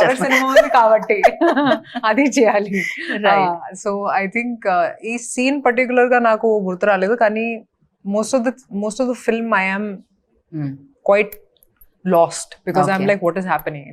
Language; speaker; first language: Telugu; non-native, fluent; Hindi